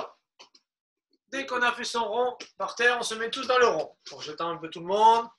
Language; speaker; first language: French; native; French